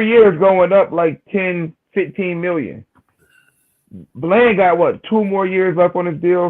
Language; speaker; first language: English; native; English